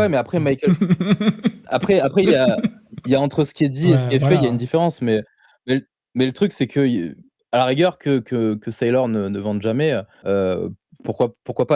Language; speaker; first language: French; native; French